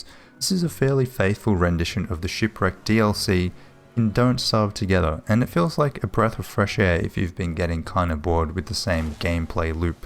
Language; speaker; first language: English; native; English